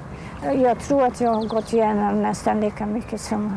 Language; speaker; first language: Swedish; non-native, fluent; Polish